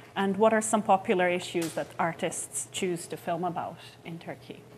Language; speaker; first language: English; non-native, fluent; Croatian